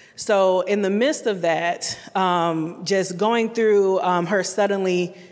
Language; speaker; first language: English; native; English